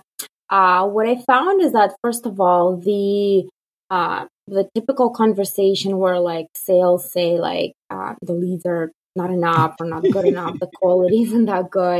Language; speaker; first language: English; non-native, fluent; Russian